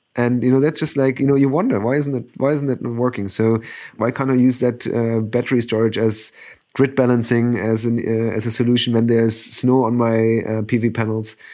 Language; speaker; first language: English; non-native, fluent; German